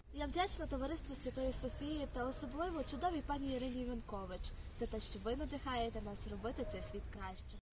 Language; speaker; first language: Ukrainian; native; Ukrainian